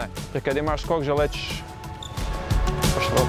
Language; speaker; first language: Polish; non-native, learner; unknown